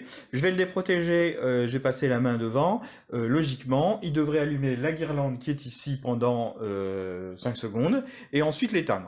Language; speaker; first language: French; native; French